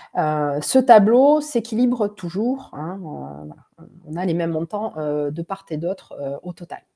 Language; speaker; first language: French; native; French